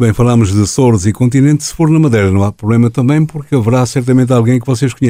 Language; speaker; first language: Portuguese; native; Portuguese